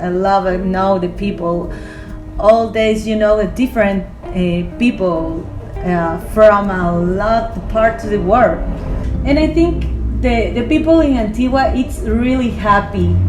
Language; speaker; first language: English; non-native, learner; Spanish